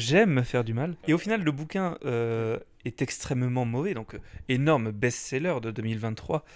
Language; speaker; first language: French; native; French